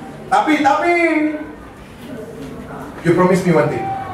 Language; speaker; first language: English; non-native, local second language; Malay